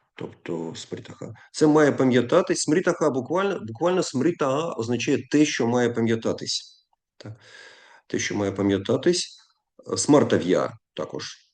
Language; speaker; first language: Ukrainian; non-native, local second language; Russian